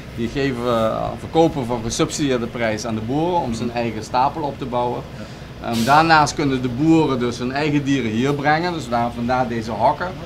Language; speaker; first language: Dutch; non-native, local second language; Papiamento